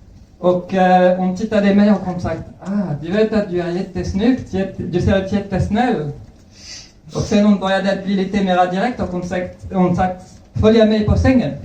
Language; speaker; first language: Swedish; non-native, fluent; French